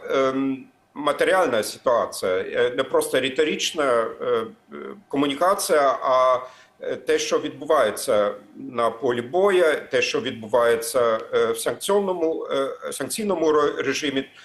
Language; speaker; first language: Ukrainian; non-native, fluent; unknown